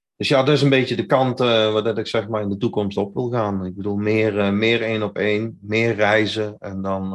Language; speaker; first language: Dutch; native; Dutch